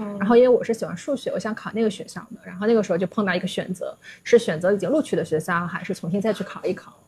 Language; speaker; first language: Chinese; native; Chinese